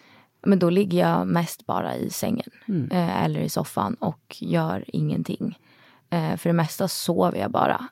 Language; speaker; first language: Swedish; native; Swedish